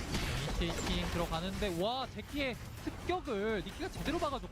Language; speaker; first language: Korean; native; Korean